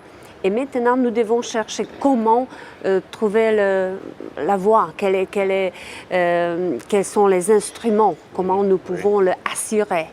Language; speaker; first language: French; non-native, fluent; Czech